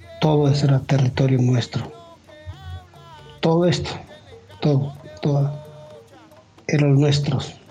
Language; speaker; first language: Spanish; non-native, local second language; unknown